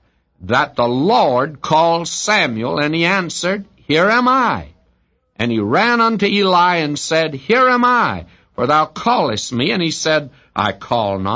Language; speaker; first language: English; native; English